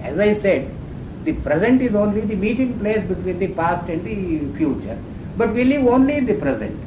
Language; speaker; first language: English; non-native, local second language; Kannada